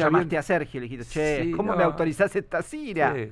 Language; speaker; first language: Spanish; native; Spanish